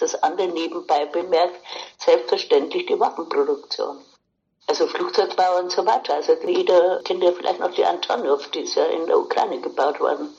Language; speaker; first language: German; native; German